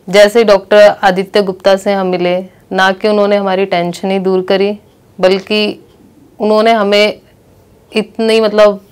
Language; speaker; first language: Hindi; native; Hindi